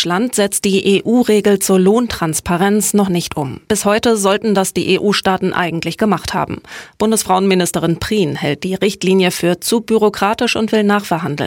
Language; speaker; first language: German; native; German